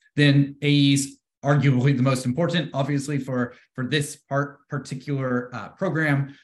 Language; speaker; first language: English; native; English